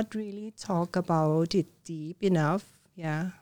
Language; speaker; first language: English; non-native, learner; Thai